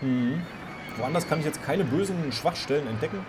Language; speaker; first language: German; native; German